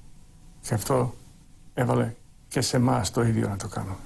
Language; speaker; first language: Greek; non-native, fluent; Croatian